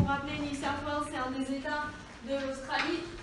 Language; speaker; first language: French; native; French